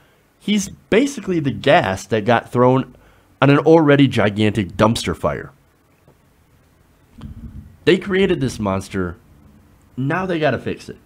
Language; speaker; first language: English; native; English